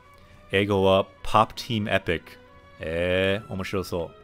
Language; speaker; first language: Japanese; non-native, fluent; English